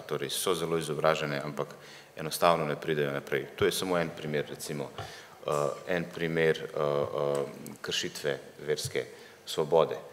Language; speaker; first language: Slovenian; early bilingual, other home language; Bosnian